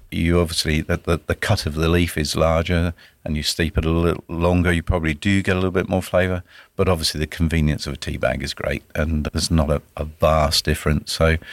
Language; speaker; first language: English; native; English